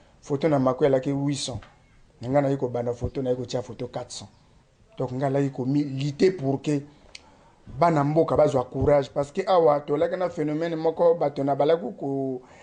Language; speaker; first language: Lingala; native; Lingala